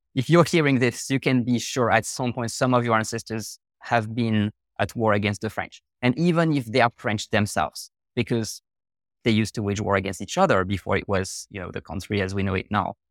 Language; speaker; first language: English; non-native, fluent; French